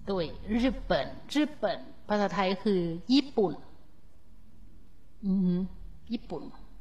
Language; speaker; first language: Thai; native; Thai